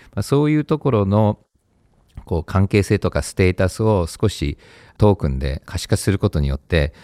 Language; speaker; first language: Japanese; early bilingual, heritage; Japanese